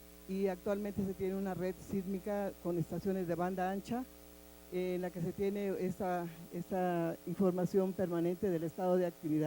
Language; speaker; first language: Spanish; native; Spanish